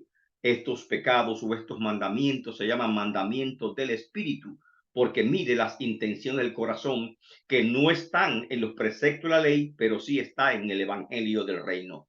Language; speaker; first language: Spanish; native; Spanish